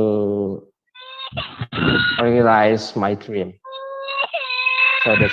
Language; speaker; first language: English; non-native, learner; Indonesian